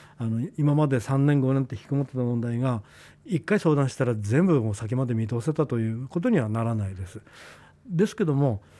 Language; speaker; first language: Japanese; native; Japanese